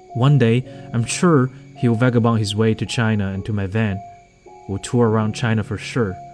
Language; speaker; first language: English; non-native, fluent; Chinese